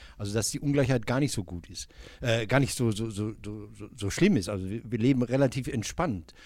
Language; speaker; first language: German; native; German